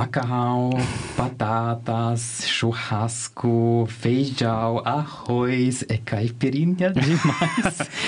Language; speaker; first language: Portuguese; non-native, learner; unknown